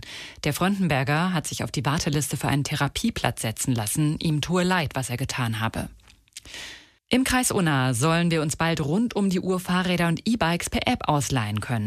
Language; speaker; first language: German; native; German